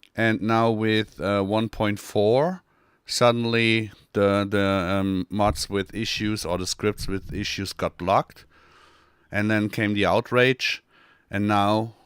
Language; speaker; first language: English; non-native, fluent; German